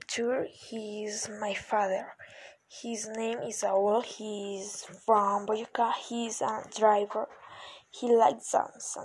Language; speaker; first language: English; non-native, learner; Spanish